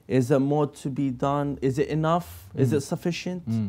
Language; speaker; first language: English; native; English